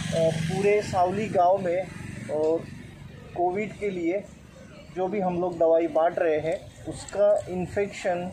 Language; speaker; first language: Hindi; non-native, local second language; Gujarati